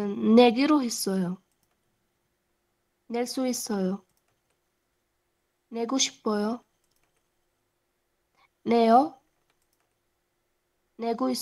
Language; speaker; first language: Korean; non-native, learner; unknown